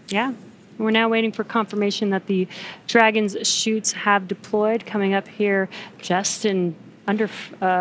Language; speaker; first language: English; native; English